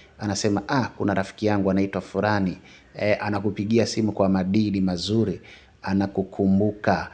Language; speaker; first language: Swahili; non-native, local second language; Sukuma